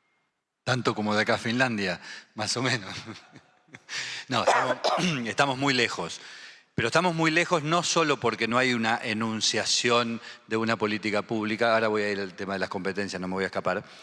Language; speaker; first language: Spanish; native; Spanish